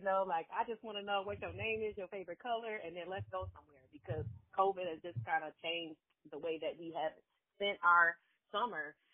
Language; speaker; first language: English; native; English